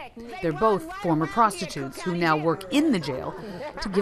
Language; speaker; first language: English; native; English